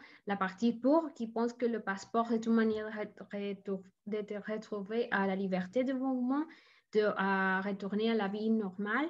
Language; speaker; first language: French; non-native, learner; Spanish